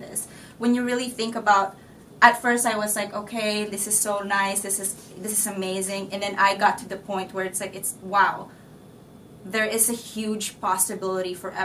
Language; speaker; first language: English; non-native, local second language; Filipino